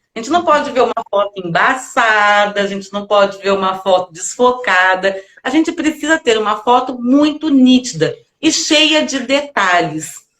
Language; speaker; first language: Portuguese; native; Portuguese